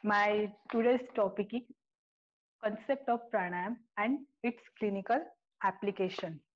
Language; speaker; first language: English; non-native, local second language; Marathi